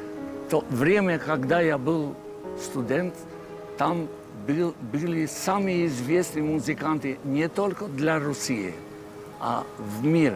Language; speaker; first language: Russian; non-native, fluent; Albanian